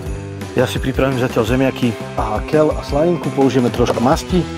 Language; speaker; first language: Slovak; native; Slovak